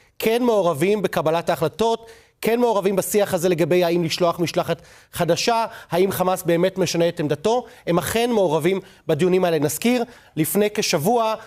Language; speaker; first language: Hebrew; native; Hebrew